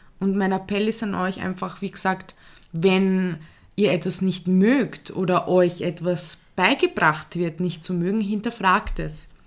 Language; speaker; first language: German; early bilingual, other home language; Croatian